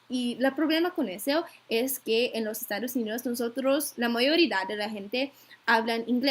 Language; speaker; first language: Spanish; non-native, learner; English